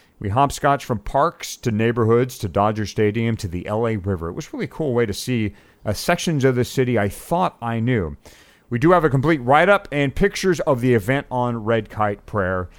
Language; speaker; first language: English; native; English